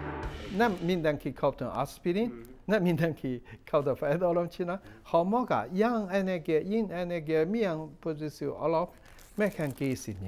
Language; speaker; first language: Hungarian; non-native, learner; Chinese